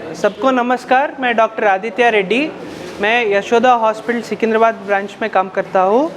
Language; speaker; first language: Hindi; non-native, local second language; Telugu